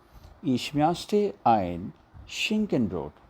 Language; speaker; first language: German; non-native, learner; Hindi